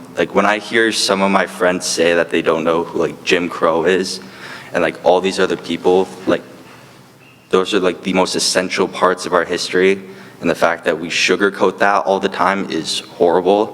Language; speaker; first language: English; native; English